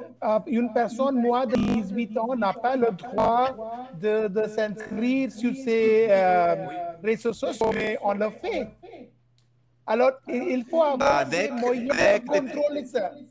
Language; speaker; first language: French; non-native, fluent; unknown